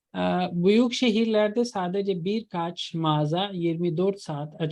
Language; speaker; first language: Turkish; non-native, fluent; Urdu